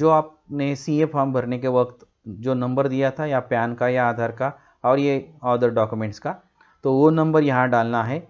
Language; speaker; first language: Hindi; non-native, local second language; Marathi